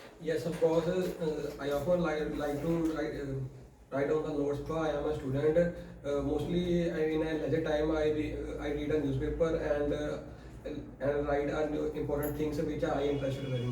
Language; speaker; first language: English; non-native, learner; Punjabi